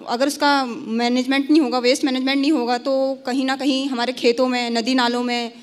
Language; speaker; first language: Hindi; native; Hindi